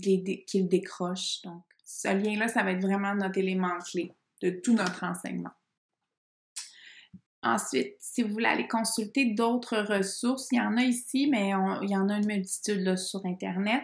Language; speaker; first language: French; native; French